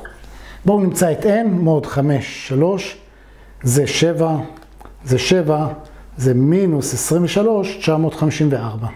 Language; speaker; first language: Hebrew; native; Hebrew